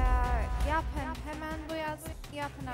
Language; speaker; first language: Turkish; non-native, learner; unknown